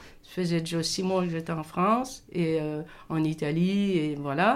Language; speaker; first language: French; native; French